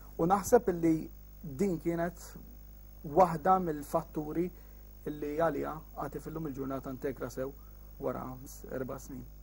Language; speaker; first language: Maltese; native; Maltese